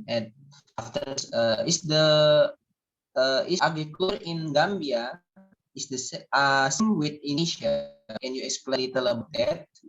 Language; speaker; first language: English; non-native, learner; Indonesian